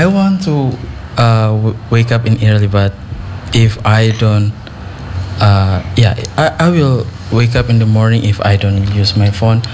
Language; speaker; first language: English; non-native, learner; Indonesian